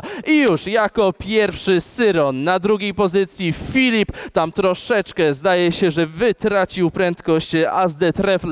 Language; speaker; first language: Polish; native; Polish